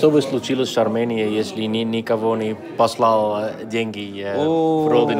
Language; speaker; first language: Russian; non-native, fluent; Dutch